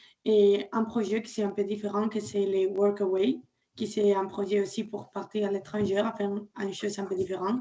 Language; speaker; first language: French; non-native, learner; Spanish